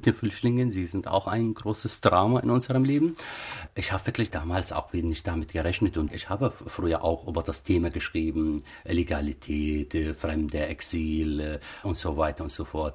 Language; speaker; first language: German; non-native, fluent; Arabic